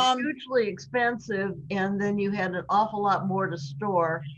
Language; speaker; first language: English; native; English